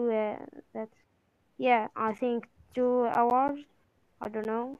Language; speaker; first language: English; non-native, learner; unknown